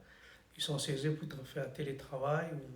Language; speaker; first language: French; non-native, fluent; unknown